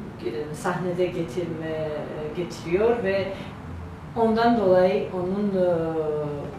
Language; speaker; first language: Turkish; non-native, learner; Georgian